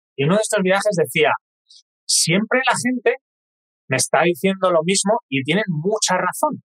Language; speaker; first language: Spanish; native; Spanish